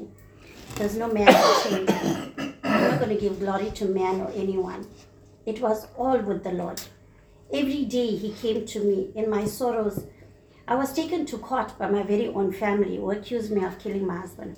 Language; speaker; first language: English; native; English